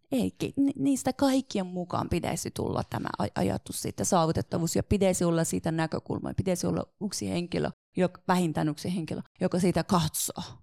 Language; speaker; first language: Finnish; non-native, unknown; Persian